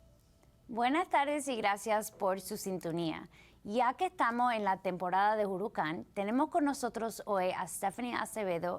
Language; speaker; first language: Spanish; early bilingual, heritage; Spanish